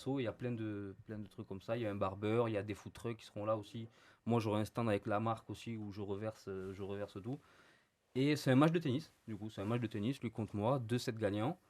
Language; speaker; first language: French; native; French